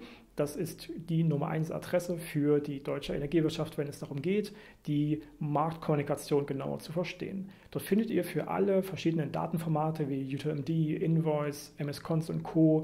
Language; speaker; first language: German; native; German